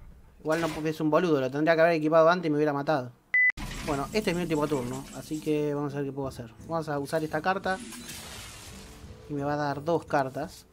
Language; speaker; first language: Spanish; native; Spanish